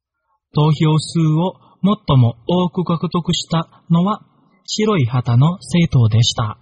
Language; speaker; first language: Japanese; non-native, fluent; Indonesian